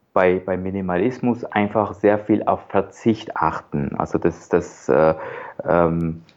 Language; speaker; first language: German; non-native, fluent; Persian